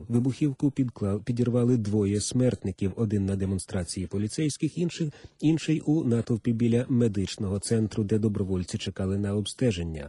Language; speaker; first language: Ukrainian; native; Ukrainian